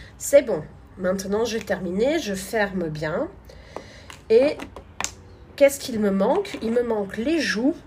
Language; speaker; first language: French; non-native, fluent; Portuguese